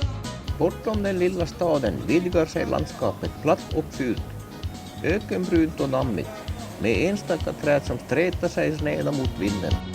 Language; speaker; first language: Swedish; native; Swedish